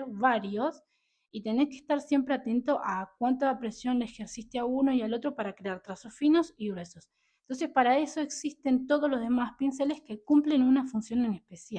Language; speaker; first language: Spanish; native; Spanish